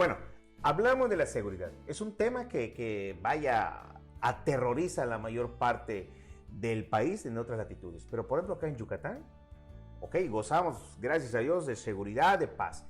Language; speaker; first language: Spanish; native; Spanish